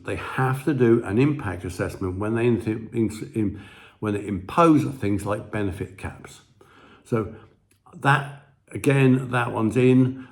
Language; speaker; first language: English; native; English